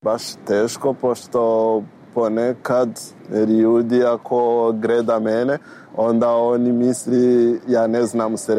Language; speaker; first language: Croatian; non-native, learner; Rundi